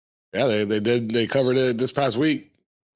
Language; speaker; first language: English; native; English